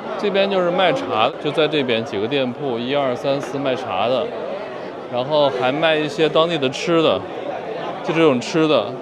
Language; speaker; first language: Chinese; native; Chinese